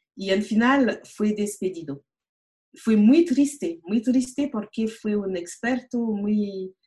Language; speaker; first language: Spanish; non-native, fluent; French